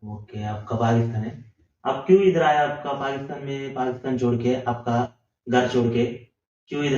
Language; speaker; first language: Hindi; non-native, local second language; Telugu